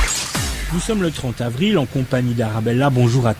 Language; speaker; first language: French; native; French